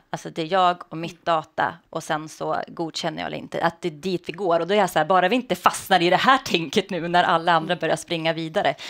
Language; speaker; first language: Swedish; native; Swedish